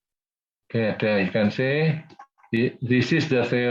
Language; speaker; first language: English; non-native, fluent; Indonesian